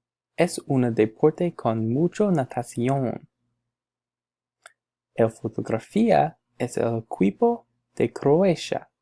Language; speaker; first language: Spanish; non-native, learner; English